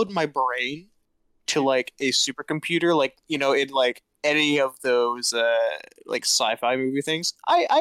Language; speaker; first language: English; native; English